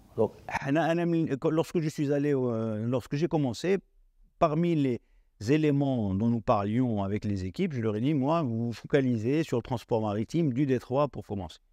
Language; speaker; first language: French; non-native, local second language; Arabic